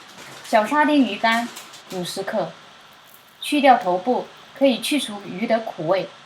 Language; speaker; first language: Chinese; native; Chinese